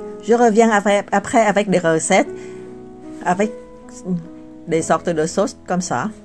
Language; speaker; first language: French; non-native, fluent; Vietnamese